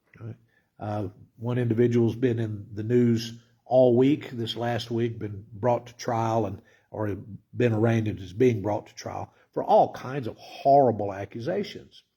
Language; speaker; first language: English; native; English